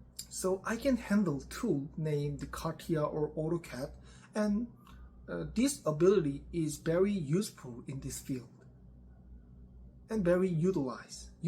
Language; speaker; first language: English; non-native, learner; Korean